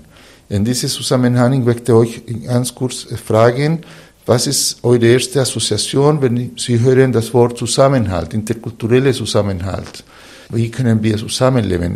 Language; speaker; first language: German; non-native, fluent; Spanish